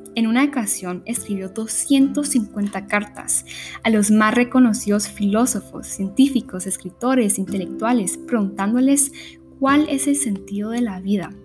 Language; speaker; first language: Spanish; early bilingual, heritage; Spanish